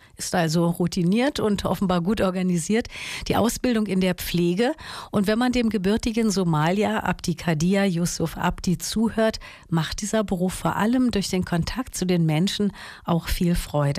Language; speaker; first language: German; native; German